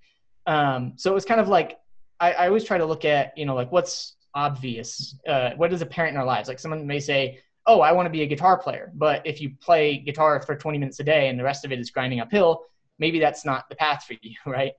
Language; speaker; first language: English; native; English